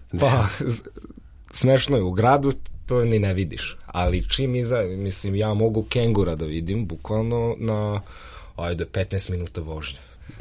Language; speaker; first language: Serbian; early bilingual, heritage; Serbian